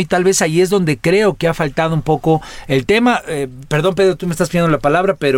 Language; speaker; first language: Spanish; native; Spanish